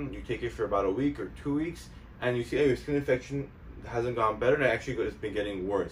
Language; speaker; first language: English; native; English